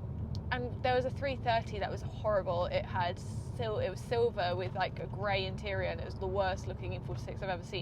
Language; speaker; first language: English; native; English